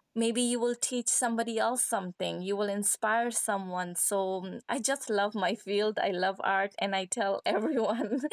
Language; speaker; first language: English; non-native, fluent; Persian